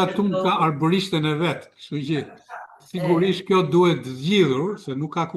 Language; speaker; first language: Albanian; native; Albanian